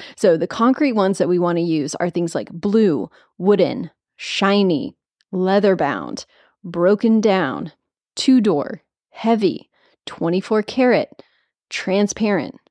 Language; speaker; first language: English; native; English